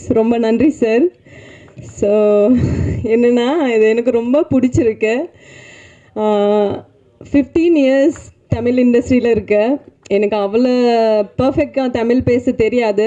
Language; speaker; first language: Tamil; non-native, fluent; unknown